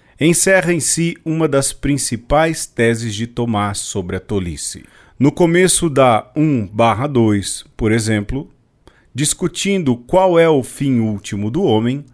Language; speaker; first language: Portuguese; native; Portuguese